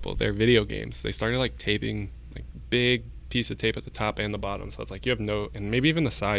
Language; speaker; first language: English; native; English